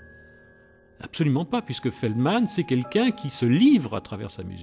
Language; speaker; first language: French; native; French